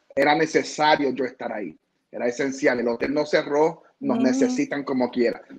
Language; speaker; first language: Spanish; early bilingual, heritage; Spanish